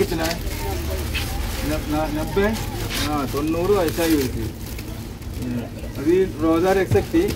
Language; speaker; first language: Hindi; non-native, local second language; Malayalam